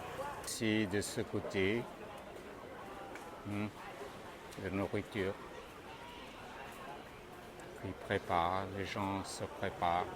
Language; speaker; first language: French; non-native, fluent; Vietnamese